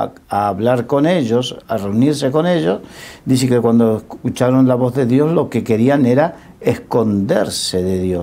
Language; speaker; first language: Spanish; native; Spanish